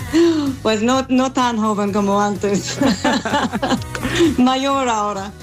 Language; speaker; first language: Spanish; non-native, learner; English